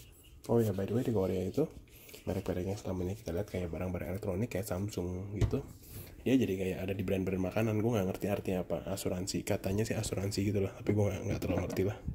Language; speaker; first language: Indonesian; native; Indonesian